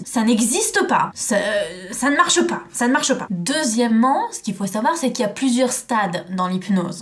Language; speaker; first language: French; native; French